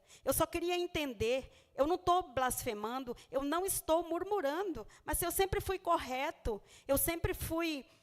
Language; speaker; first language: Portuguese; native; Portuguese